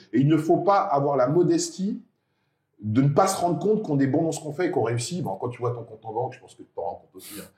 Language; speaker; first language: French; native; French